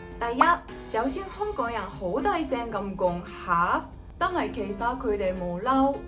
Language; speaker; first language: Cantonese; non-native, fluent; Japanese